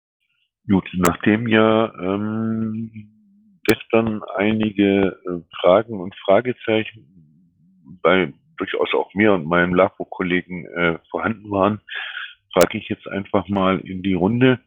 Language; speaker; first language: German; native; German